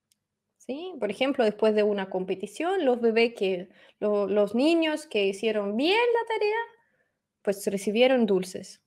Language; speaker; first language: Spanish; non-native, fluent; Russian